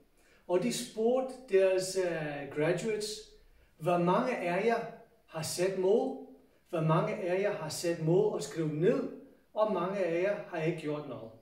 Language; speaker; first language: Danish; non-native, fluent; English